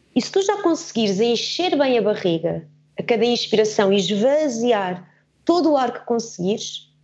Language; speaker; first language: Portuguese; early bilingual, heritage; German